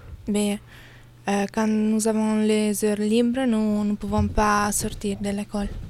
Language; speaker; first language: French; non-native, learner; Italian